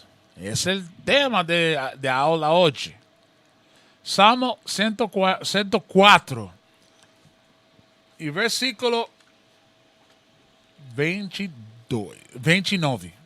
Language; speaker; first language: Portuguese; non-native, learner; Spanish